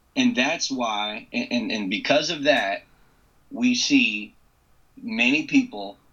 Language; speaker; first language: English; native; English